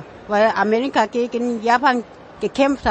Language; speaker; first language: German; non-native, fluent; Min Nan Chinese